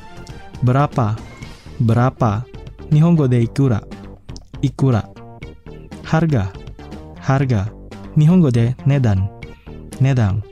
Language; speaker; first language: Japanese; non-native, fluent; Indonesian